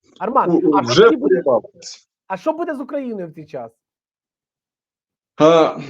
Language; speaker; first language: Ukrainian; native; Ukrainian